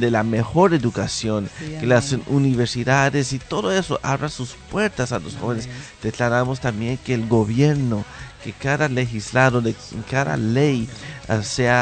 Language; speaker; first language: Spanish; early bilingual, heritage; Spanish